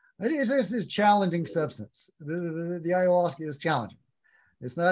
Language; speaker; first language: English; native; English